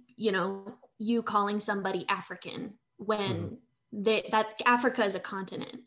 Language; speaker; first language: English; early bilingual, other home language; Vietnamese